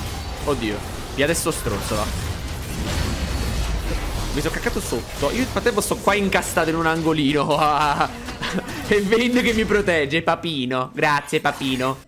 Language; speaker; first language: Italian; native; Italian